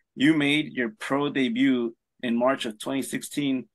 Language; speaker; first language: English; early bilingual, other home language; Spanish